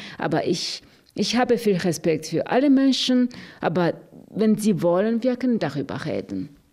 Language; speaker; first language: German; non-native, fluent; Rundi